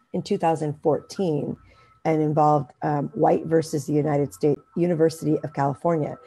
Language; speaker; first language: English; native; English